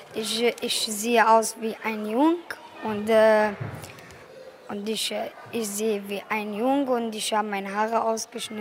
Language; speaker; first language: German; early bilingual, other home language; Arabic